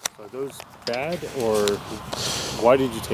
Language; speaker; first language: English; native; English